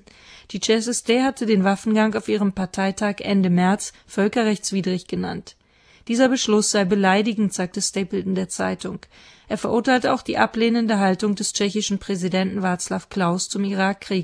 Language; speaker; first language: German; native; German